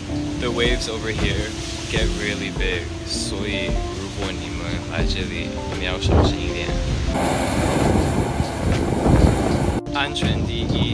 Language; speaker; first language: Chinese; non-native, fluent; English